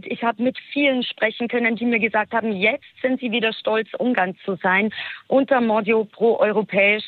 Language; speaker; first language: German; native; German